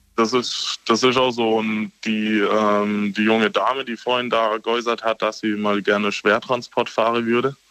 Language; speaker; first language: German; native; German